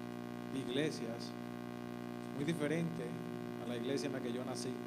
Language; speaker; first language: Spanish; native; Spanish